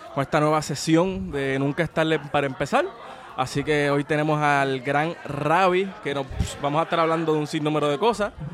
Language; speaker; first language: Spanish; native; Spanish